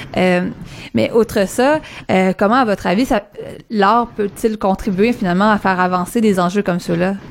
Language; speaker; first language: French; early bilingual, other home language; Arabic